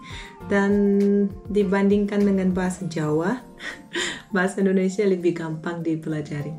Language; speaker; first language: Indonesian; non-native, fluent; Russian